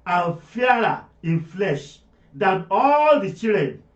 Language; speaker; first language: English; non-native, local second language; Yoruba